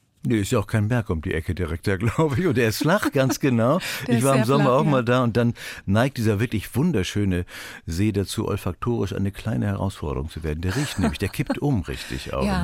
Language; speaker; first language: German; native; German